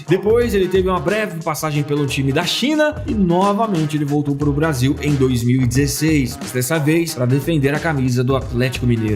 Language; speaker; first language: Portuguese; native; Portuguese